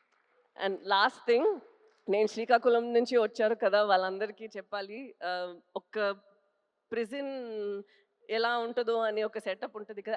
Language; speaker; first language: Telugu; non-native, fluent; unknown